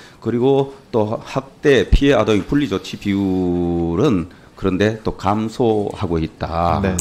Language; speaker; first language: Korean; native; Korean